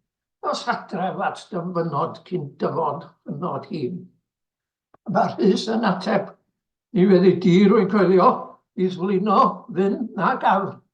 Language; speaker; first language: Welsh; native; Welsh